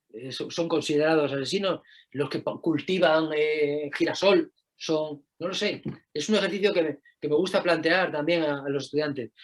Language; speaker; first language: Spanish; native; Spanish